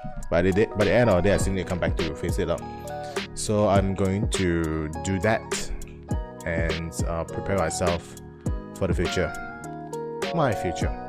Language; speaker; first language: English; non-native, local second language; Chinese